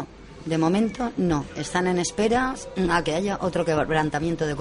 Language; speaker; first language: Spanish; native; Spanish